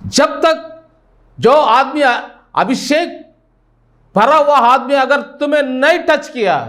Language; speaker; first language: Hindi; non-native, local second language; Telugu